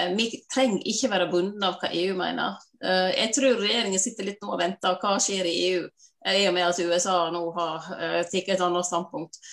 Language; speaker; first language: Norwegian; native; Norwegian